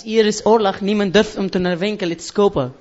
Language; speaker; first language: Dutch; non-native, learner; Persian